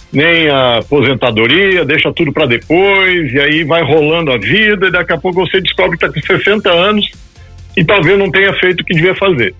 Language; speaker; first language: Portuguese; native; Portuguese